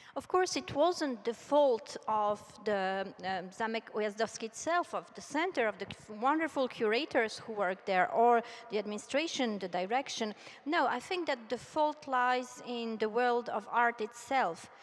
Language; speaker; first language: English; non-native, fluent; Polish